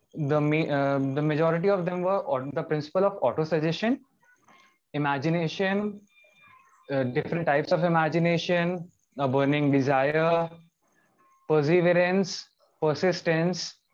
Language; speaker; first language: English; non-native, local second language; Hindi